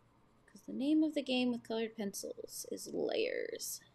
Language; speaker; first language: English; native; English